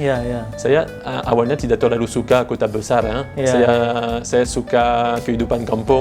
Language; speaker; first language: Indonesian; non-native, fluent; French